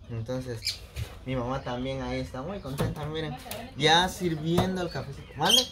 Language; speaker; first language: Spanish; native; Spanish